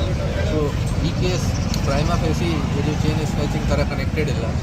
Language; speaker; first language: Kannada; non-native, fluent; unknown